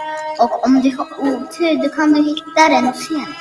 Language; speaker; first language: Swedish; non-native, learner; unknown